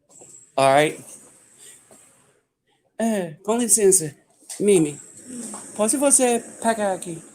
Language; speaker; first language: Portuguese; non-native, learner; English